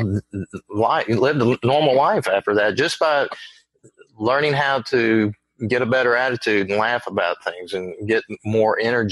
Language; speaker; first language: English; native; English